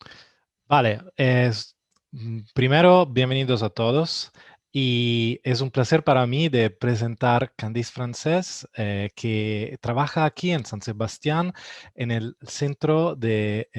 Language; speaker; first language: Spanish; non-native, fluent; Italian